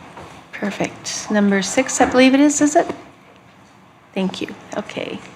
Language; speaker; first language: English; native; English